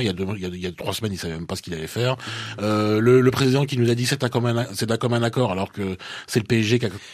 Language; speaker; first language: French; native; French